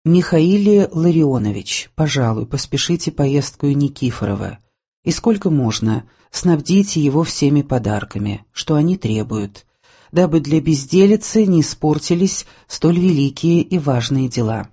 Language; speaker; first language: Russian; native; Russian